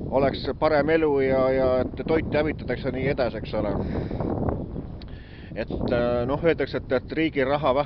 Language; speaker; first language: Estonian; native; Estonian